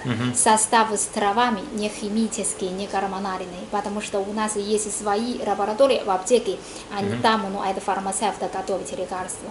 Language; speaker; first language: Russian; non-native, learner; Chinese